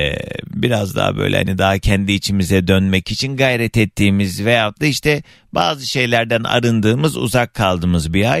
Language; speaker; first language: Turkish; native; Turkish